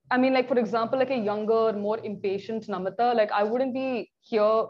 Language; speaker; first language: English; non-native, local second language; Malayalam